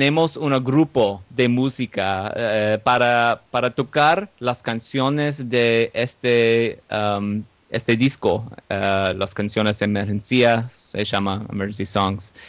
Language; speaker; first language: Spanish; non-native, learner; English